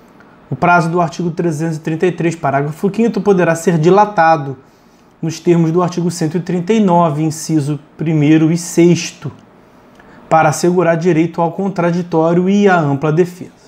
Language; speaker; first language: Portuguese; native; Portuguese